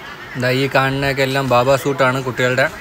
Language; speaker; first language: Malayalam; native; Malayalam